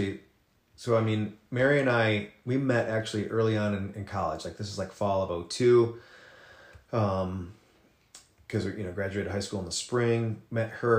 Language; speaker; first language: English; native; English